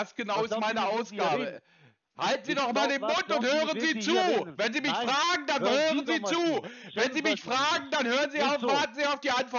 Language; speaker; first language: German; native; German